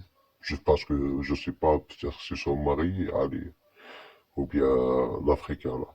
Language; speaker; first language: French; non-native, learner; Arabic